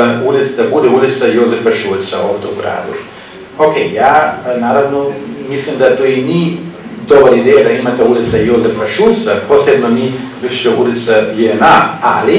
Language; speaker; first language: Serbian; non-native, fluent; German